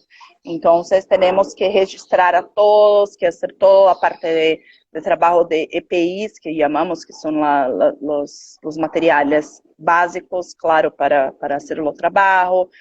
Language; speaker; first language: Spanish; non-native, learner; Portuguese